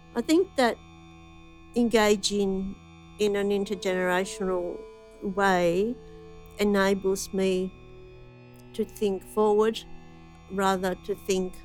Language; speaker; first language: English; non-native, fluent; Italian